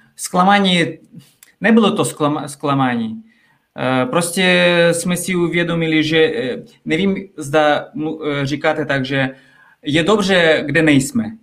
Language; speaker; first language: Czech; non-native, fluent; Russian